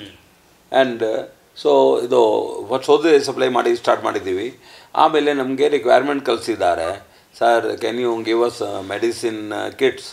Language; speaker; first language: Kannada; non-native, learner; Hindi